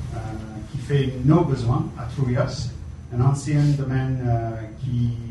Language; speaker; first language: French; non-native, fluent; English